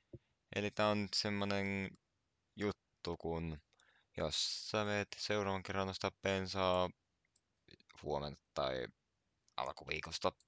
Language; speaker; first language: Finnish; native; Finnish